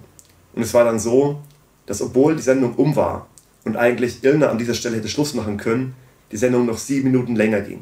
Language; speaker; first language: German; native; German